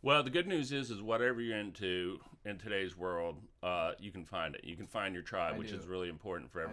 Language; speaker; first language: English; native; English